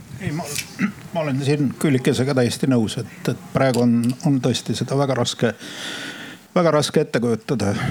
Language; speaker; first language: Estonian; native; Estonian